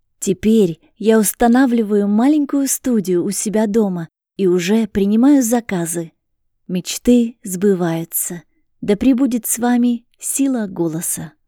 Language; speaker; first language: Russian; native; Russian